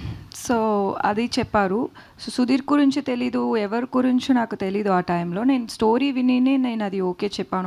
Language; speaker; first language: Telugu; non-native, learner; Tamil